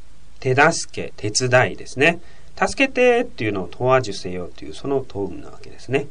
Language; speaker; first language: Japanese; native; Japanese